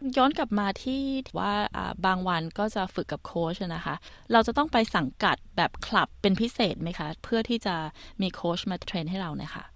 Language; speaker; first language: Thai; native; Thai